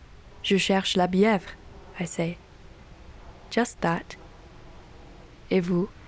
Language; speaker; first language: French; non-native, fluent; English